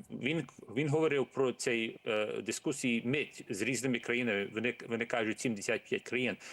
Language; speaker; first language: Ukrainian; early bilingual, heritage; Ukrainian